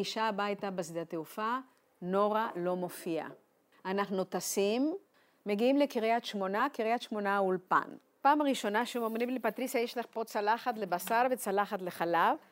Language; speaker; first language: Hebrew; non-native, fluent; Spanish